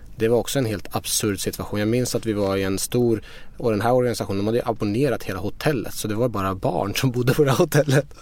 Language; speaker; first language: Swedish; early bilingual, other home language; Persian